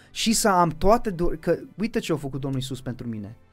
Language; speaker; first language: Romanian; early bilingual, heritage; Romanian